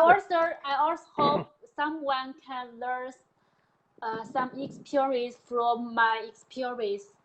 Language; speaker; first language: English; non-native, learner; Chinese